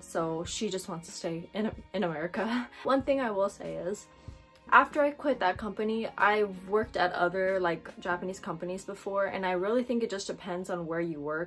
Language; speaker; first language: English; early bilingual, other home language; Japanese